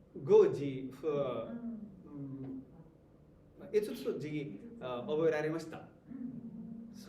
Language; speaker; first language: Japanese; non-native, learner; Hindi